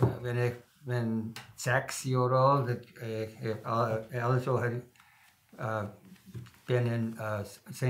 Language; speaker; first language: Dutch; early bilingual, heritage; German